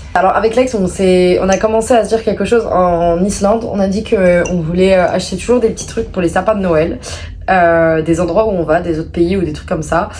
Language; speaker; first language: French; native; French